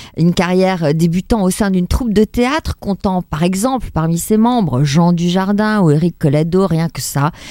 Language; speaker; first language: French; native; French